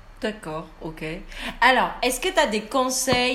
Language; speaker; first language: French; non-native, learner; Indonesian